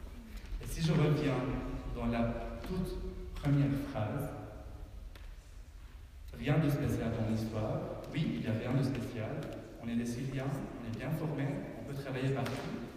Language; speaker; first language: French; non-native, fluent; Arabic